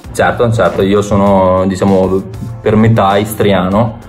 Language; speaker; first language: Italian; native; Italian